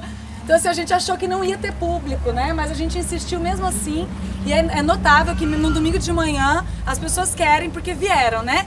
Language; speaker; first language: Portuguese; native; Portuguese